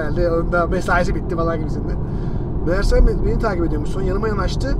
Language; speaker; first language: Turkish; native; Turkish